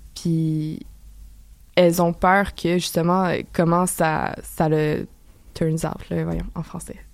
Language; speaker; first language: French; native; French